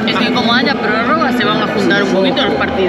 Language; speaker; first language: Spanish; native; Spanish